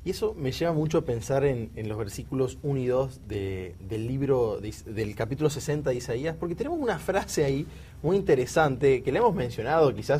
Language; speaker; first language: Spanish; native; Spanish